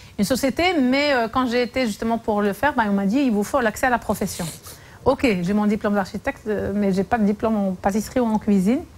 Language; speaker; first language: French; non-native, local second language; Arabic